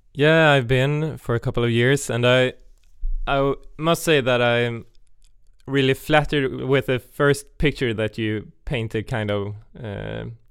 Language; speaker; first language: English; non-native, fluent; Swedish